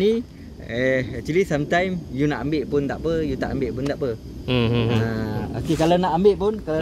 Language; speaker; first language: Malay; native; Malay